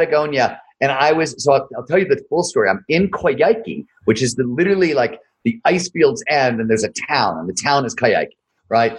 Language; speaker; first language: English; native; English